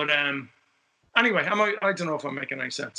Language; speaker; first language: English; native; English